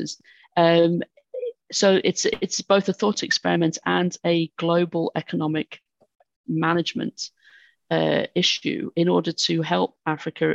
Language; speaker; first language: English; native; English